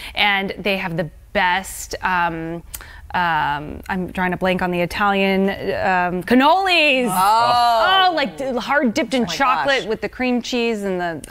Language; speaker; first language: English; native; English